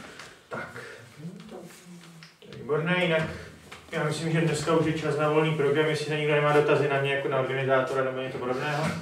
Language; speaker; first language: Czech; native; Czech